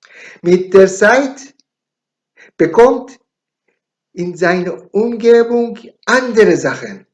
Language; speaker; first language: German; non-native, learner; Persian